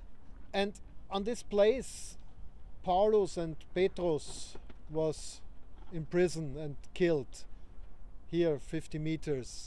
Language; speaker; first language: English; non-native, fluent; German